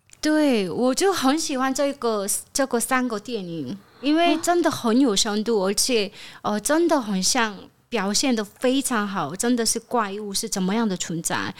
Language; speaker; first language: Chinese; non-native, fluent; Korean